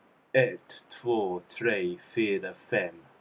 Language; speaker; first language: Swedish; non-native, learner; English